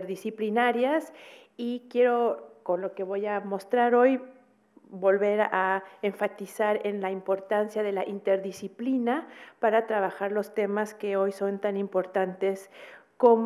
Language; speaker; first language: Spanish; native; Spanish